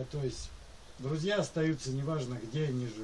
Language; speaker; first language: Russian; native; Russian